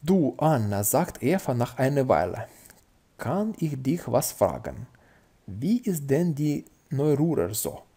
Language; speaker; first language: German; non-native, fluent; Russian